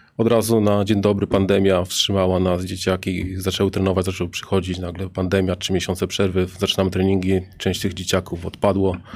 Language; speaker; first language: Polish; native; Polish